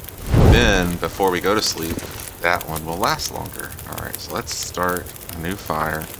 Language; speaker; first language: English; native; English